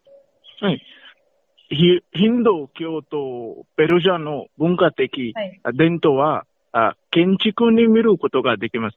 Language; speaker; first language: Japanese; non-native, learner; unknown